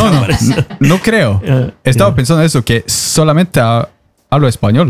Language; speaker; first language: Spanish; non-native, fluent; Norwegian